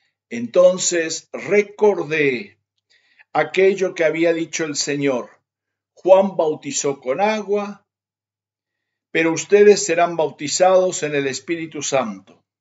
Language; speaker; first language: Spanish; native; Spanish